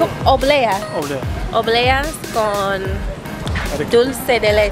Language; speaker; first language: Spanish; non-native, learner; English